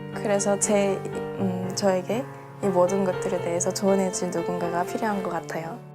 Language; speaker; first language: Korean; native; Korean